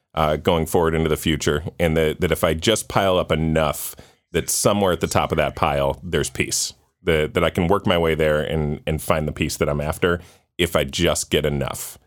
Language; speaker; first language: English; native; English